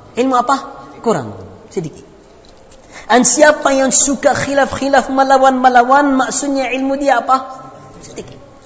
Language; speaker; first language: Indonesian; non-native, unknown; Arabic